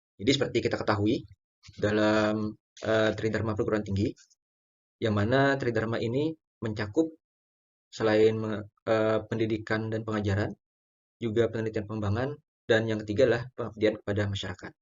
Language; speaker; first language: Indonesian; native; Indonesian